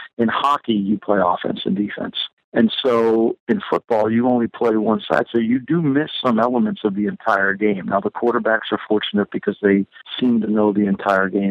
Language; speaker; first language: English; native; English